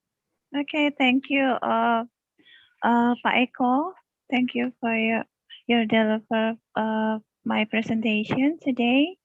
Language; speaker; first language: English; non-native, learner; Indonesian